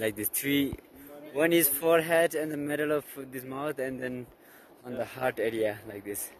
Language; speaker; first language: English; non-native, local second language; Ladakhi